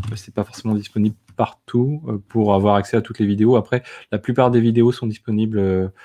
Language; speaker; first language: French; native; French